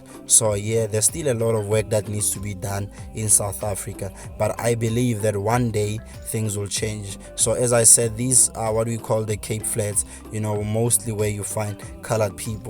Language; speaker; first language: English; non-native, local second language; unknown